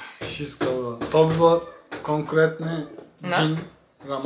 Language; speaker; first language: Polish; non-native, learner; Turkish